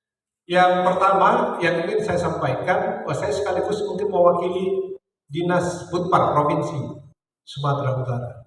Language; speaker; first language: Indonesian; native; Indonesian